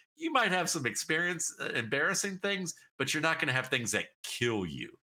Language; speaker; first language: English; native; English